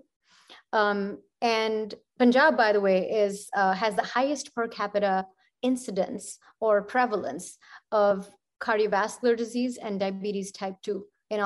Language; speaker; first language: English; non-native, local second language; Punjabi